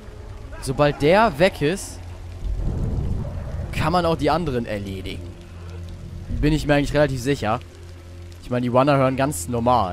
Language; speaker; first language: German; native; German